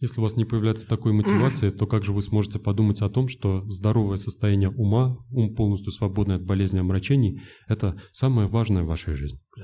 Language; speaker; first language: Russian; native; Russian